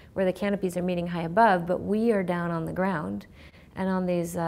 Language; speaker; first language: English; native; English